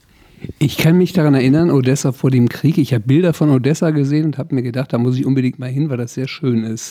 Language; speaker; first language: German; native; German